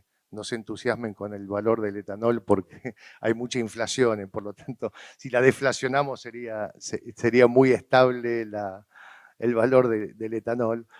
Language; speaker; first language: Spanish; native; Spanish